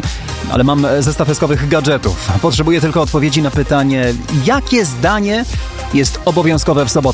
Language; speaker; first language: Polish; native; Polish